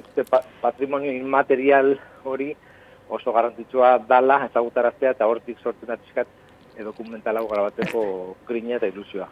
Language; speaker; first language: Basque; non-native, local second language; Spanish